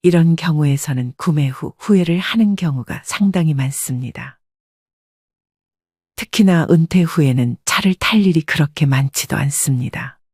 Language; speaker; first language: Korean; native; Korean